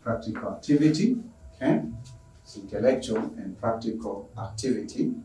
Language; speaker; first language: English; non-native, local second language; Swahili